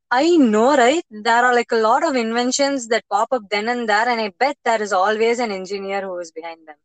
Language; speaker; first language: English; non-native, local second language; Tamil